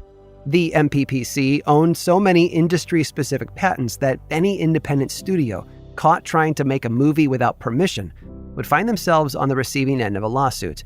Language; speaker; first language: English; native; English